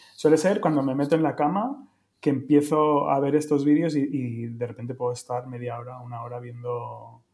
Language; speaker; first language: Spanish; native; Spanish